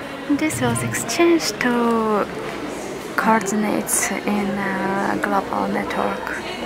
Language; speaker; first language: English; non-native, learner; Russian